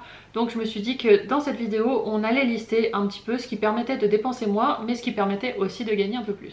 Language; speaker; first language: French; native; French